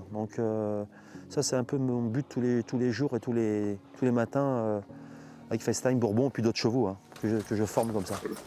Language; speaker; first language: French; native; French